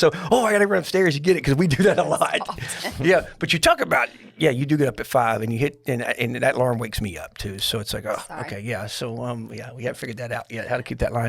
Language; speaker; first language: English; native; English